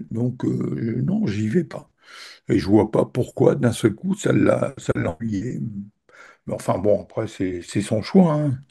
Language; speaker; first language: French; native; French